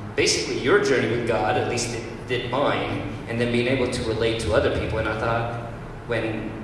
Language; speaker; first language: English; early bilingual, other home language; Romanian